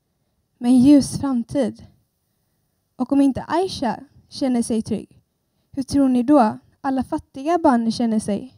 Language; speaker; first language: Swedish; early bilingual, other home language; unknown